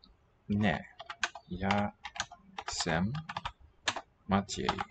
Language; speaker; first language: Czech; non-native, learner; English